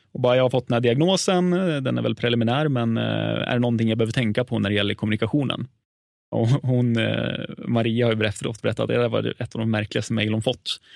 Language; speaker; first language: Swedish; native; Swedish